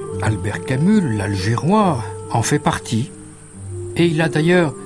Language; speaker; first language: French; native; French